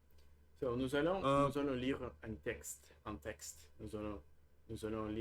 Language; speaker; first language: French; non-native, learner; Russian